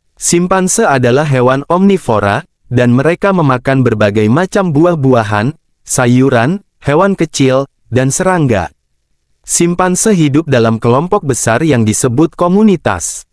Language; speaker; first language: Indonesian; native; Indonesian